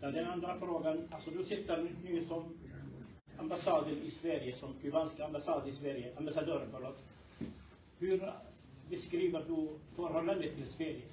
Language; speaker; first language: Swedish; non-native, fluent; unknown